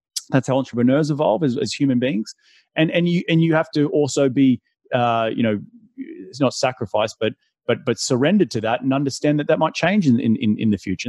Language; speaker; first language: English; native; English